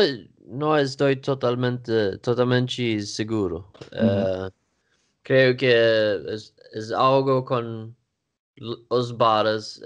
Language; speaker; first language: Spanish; non-native, learner; Swedish